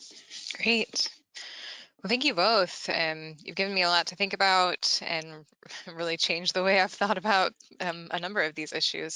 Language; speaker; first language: English; native; English